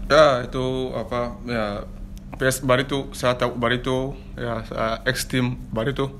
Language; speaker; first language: Indonesian; non-native, learner; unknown